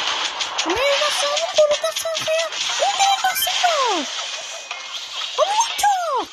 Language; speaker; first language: Turkish; non-native, learner; Azerbaijani